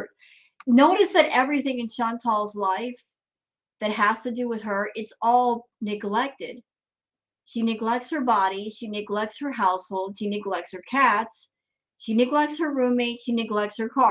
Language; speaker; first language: English; native; English